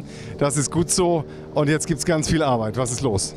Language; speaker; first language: German; native; German